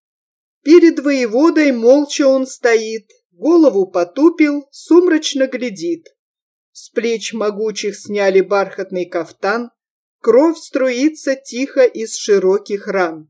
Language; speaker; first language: Russian; native; Russian